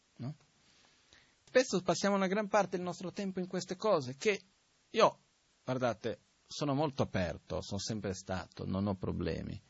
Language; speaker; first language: Italian; non-native, fluent; Portuguese